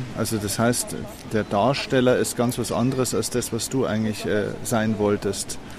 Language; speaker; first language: German; native; German